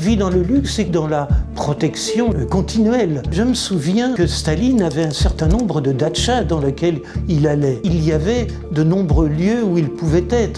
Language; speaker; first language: French; native; French